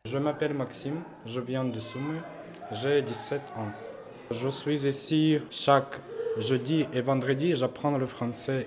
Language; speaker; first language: French; non-native, learner; Ukrainian